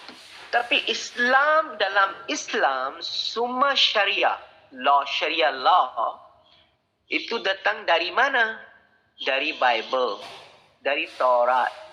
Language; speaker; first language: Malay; non-native, learner; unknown